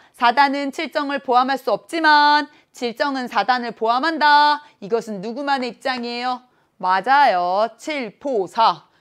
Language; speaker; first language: Korean; native; Korean